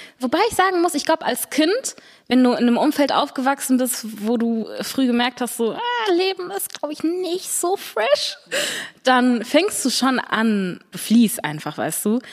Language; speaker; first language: German; early bilingual, other home language; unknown